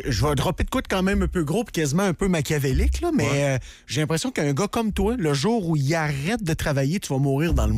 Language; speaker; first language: French; native; French